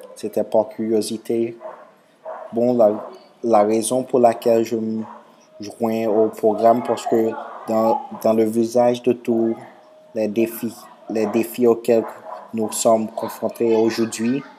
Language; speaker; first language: French; non-native, local second language; Haitian Creole